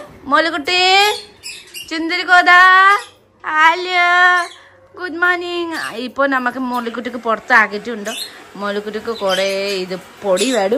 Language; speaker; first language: Malayalam; non-native, learner; Nepali